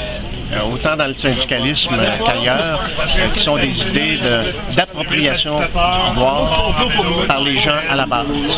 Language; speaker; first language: French; native; French